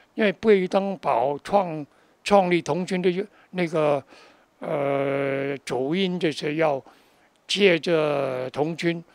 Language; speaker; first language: Chinese; non-native, local second language; Cantonese